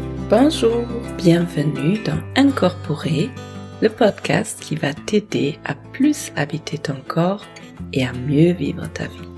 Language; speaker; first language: French; non-native, fluent; German